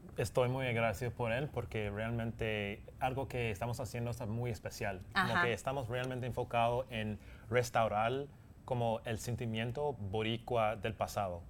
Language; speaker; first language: Spanish; non-native, learner; English